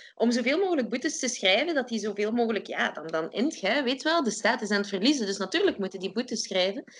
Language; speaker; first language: Dutch; native; Dutch